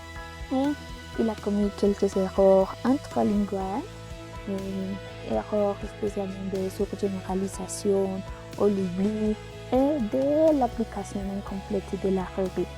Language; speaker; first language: French; non-native, learner; Spanish